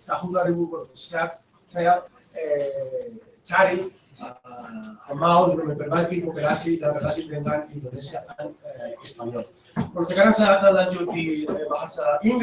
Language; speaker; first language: Indonesian; non-native, learner; Spanish